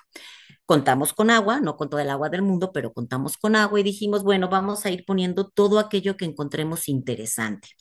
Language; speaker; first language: Spanish; native; Spanish